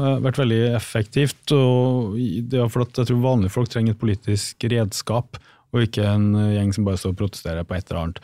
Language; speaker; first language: Norwegian; native; Norwegian